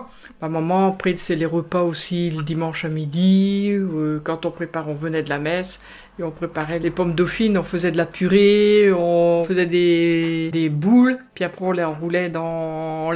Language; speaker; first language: French; native; French